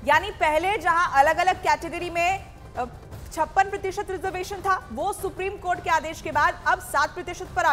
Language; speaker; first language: Hindi; native; Hindi